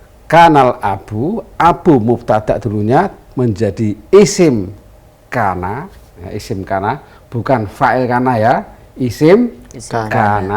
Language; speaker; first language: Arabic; non-native, fluent; Indonesian